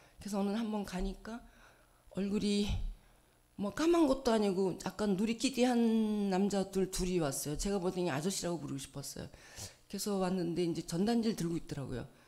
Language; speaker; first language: Korean; native; Korean